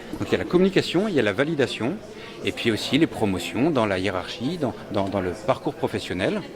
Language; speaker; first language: French; native; French